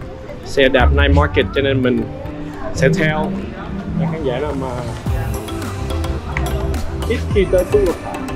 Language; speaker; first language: Vietnamese; early bilingual, heritage; Vietnamese